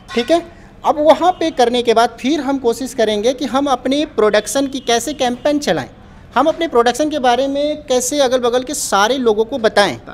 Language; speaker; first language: Hindi; native; Hindi